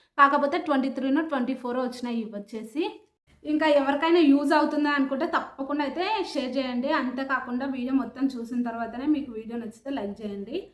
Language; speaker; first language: Telugu; native; Telugu